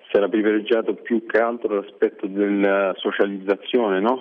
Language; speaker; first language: Italian; early bilingual, other home language; Arabic